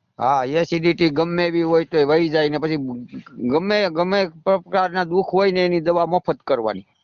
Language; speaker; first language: Gujarati; native; Gujarati